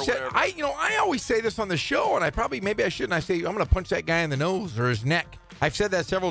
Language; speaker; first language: English; native; English